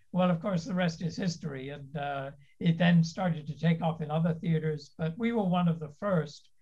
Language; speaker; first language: English; native; English